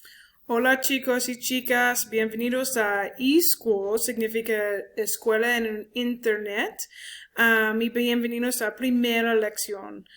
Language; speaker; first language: Spanish; non-native, learner; English